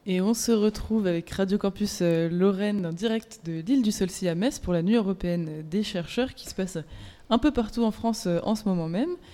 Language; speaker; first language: French; native; French